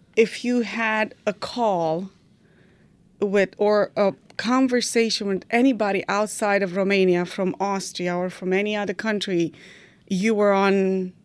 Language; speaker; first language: English; non-native, fluent; Romanian